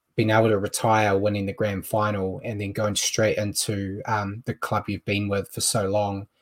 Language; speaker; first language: English; native; English